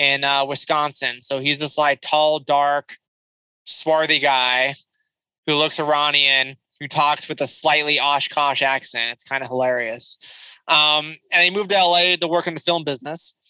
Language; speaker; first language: English; native; English